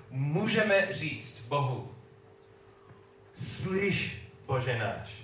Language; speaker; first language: Czech; non-native, learner; English